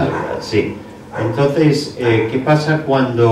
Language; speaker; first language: Spanish; non-native, fluent; English